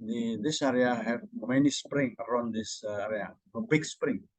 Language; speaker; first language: English; non-native, learner; Indonesian